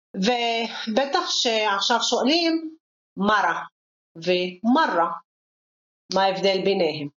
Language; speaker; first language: Hebrew; non-native, local second language; Arabic